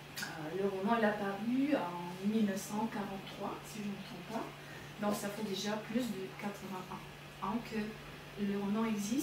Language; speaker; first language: French; non-native, fluent; Bulgarian